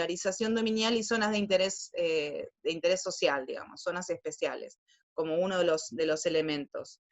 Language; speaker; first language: Spanish; native; Spanish